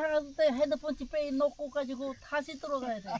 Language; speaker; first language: Korean; non-native, learner; Khmer